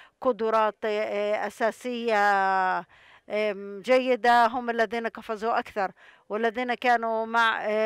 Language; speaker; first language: Arabic; non-native, local second language; Hebrew